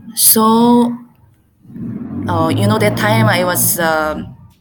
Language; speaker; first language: English; non-native, learner; Korean